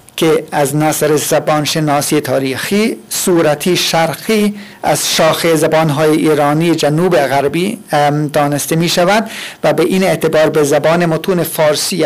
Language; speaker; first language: Persian; non-native, fluent; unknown